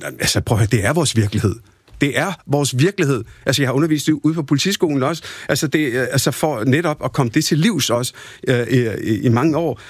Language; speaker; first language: Danish; early bilingual, other home language; Punjabi